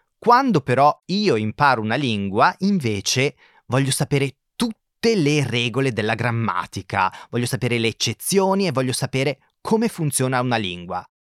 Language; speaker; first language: Italian; native; Italian